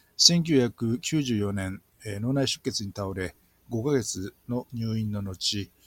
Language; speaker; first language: Japanese; native; Japanese